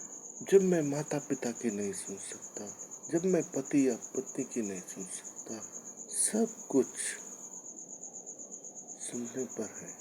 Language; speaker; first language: Hindi; native; Hindi